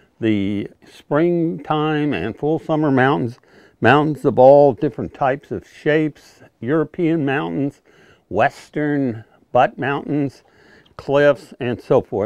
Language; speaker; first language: English; native; English